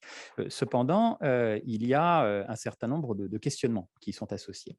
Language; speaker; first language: French; native; French